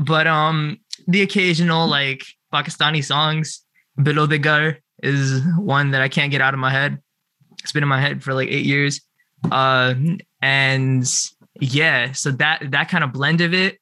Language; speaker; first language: English; native; English